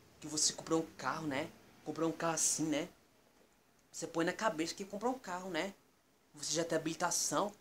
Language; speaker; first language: Portuguese; native; Portuguese